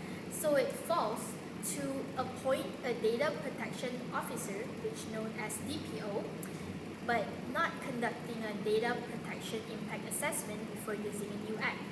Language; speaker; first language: English; non-native, local second language; Malay